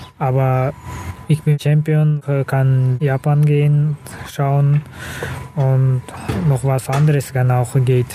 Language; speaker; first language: German; non-native, learner; Kazakh